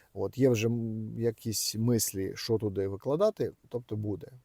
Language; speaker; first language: Ukrainian; non-native, local second language; Russian